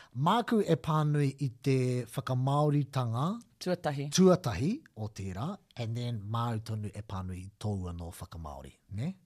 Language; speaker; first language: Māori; non-native, local second language; English